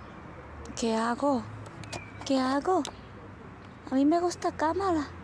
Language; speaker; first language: Spanish; non-native, fluent; Korean